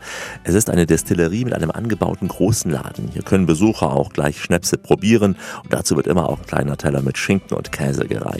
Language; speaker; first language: German; native; German